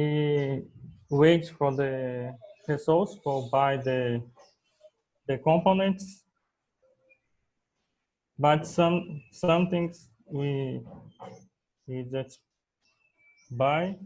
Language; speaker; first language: English; non-native, learner; Portuguese